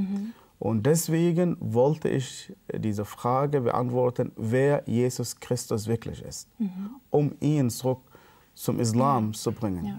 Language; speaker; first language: German; non-native, fluent; Arabic